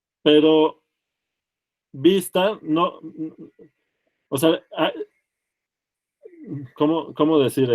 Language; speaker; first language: Spanish; native; Spanish